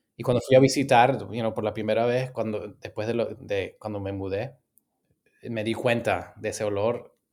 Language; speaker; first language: Spanish; early bilingual, heritage; Spanish